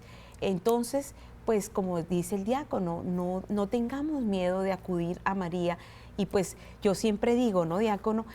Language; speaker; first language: Spanish; native; Spanish